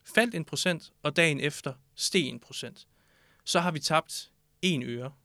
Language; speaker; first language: Danish; native; Danish